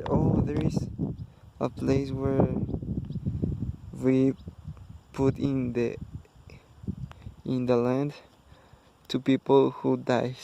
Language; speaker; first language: English; non-native, learner; Spanish